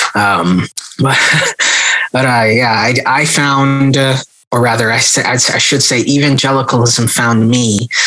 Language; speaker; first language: English; native; English